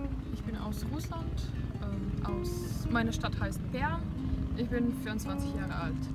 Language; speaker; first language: German; non-native, learner; Russian